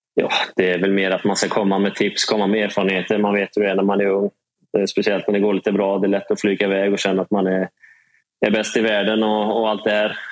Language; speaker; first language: Swedish; native; Swedish